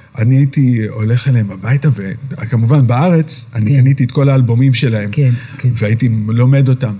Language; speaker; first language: Hebrew; native; Hebrew